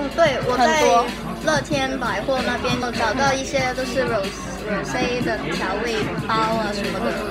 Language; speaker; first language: Chinese; non-native, local second language; Cantonese